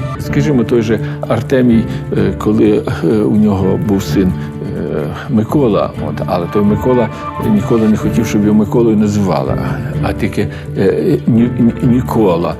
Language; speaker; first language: Ukrainian; native; Ukrainian